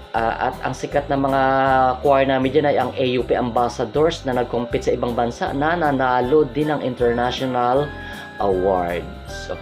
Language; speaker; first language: Filipino; non-native, local second language; Hiligaynon